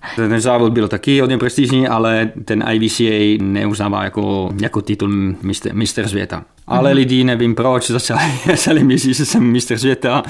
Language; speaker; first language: Czech; non-native, fluent; Italian